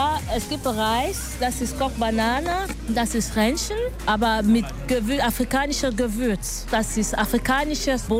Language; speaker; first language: German; non-native, learner; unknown